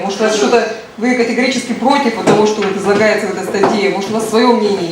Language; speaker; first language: Russian; native; Russian